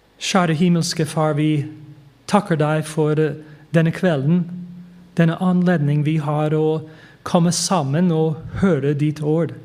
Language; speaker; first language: Norwegian; non-native, fluent; English